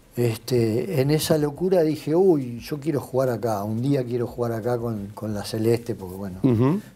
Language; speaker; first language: Spanish; native; Spanish